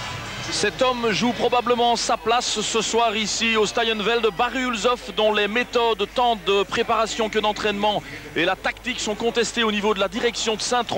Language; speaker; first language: French; native; French